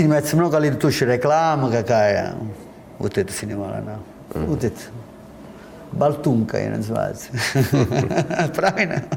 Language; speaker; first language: Russian; non-native, learner; Italian